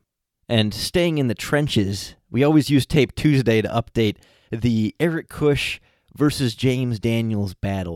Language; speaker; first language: English; native; English